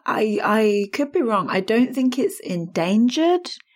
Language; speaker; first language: English; native; English